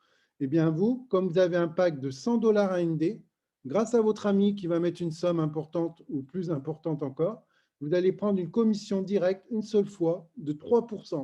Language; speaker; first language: French; native; French